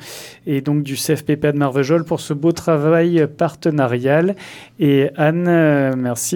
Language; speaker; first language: French; native; French